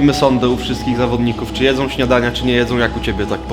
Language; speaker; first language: Polish; native; Polish